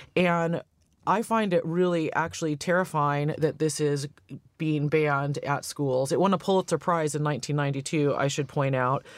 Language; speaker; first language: English; native; English